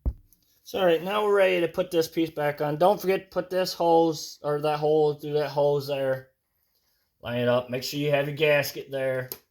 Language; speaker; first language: English; native; English